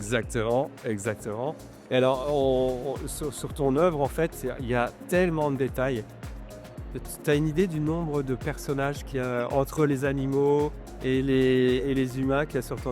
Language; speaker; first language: French; native; French